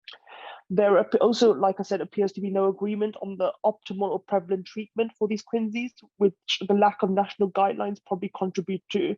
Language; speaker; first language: English; native; English